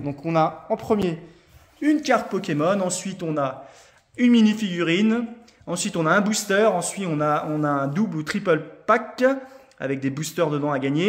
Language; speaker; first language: French; native; French